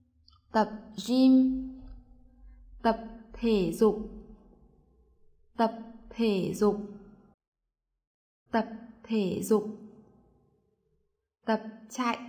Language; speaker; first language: Vietnamese; native; Vietnamese